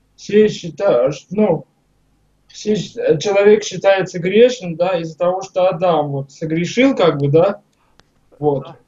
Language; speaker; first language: Russian; native; Russian